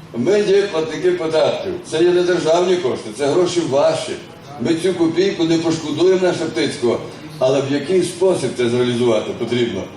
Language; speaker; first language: Ukrainian; native; Ukrainian